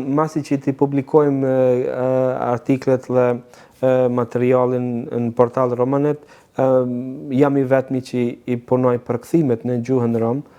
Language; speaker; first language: Albanian; non-native, local second language; Romany